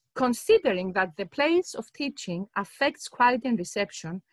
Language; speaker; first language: English; non-native, fluent; Greek